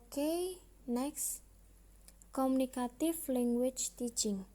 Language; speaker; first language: English; non-native, learner; Indonesian